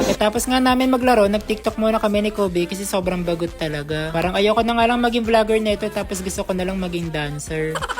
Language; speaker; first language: Filipino; non-native, local second language; Cebuano